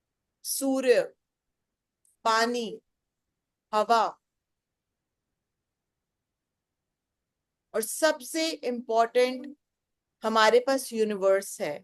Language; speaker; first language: Hindi; native; Hindi